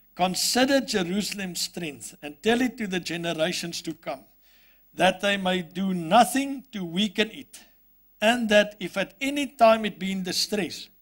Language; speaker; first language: English; non-native, local second language; Afrikaans